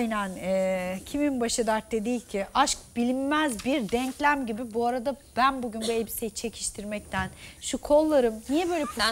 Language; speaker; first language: Turkish; native; Turkish